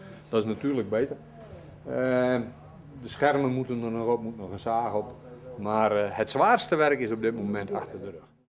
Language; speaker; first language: Dutch; native; Dutch